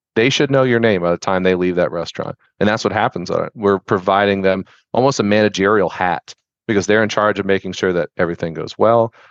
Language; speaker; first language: English; native; English